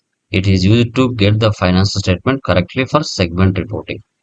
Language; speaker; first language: English; non-native, local second language; Telugu